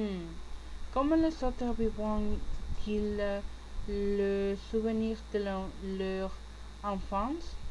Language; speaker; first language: French; non-native, learner; Spanish